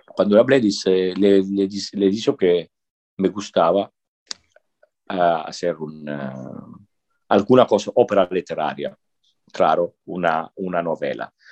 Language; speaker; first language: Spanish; non-native, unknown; Italian